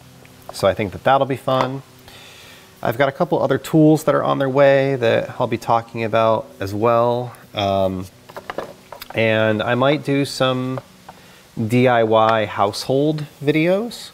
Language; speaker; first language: English; native; English